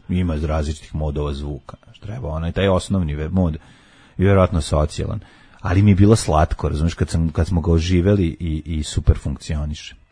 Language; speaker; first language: Serbian; native; Serbian